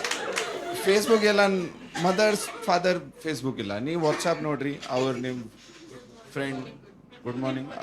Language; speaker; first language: Kannada; non-native, learner; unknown